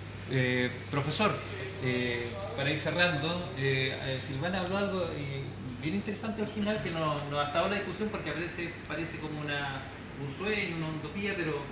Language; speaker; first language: Spanish; native; Spanish